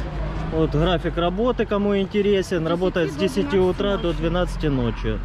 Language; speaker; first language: Russian; native; Russian